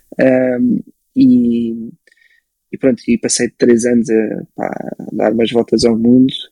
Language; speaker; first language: Portuguese; early bilingual, other home language; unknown